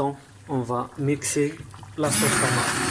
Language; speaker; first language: French; non-native, learner; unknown